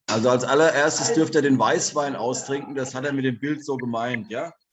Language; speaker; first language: German; native; German